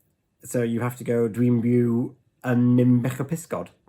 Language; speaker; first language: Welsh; non-native, learner; English